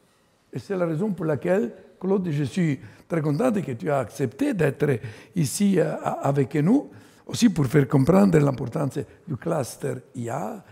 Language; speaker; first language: French; non-native, fluent; Italian